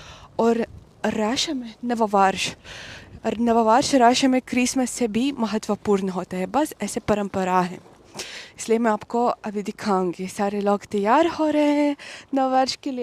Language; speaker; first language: Hindi; non-native, fluent; Russian